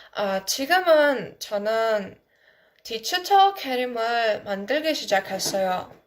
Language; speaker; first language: Korean; non-native, learner; Ukrainian